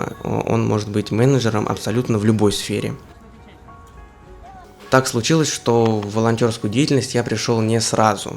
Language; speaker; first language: Russian; native; Russian